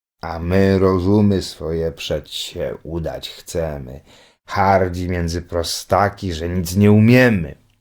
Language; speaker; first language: Polish; native; Polish